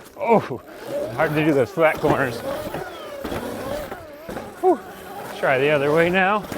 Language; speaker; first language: English; native; English